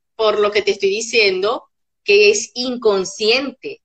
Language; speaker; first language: Spanish; native; Spanish